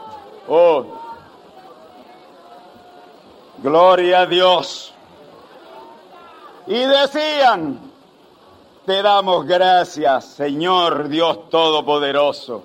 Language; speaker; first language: Spanish; native; Spanish